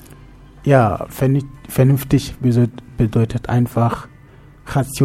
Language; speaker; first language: German; non-native, fluent; French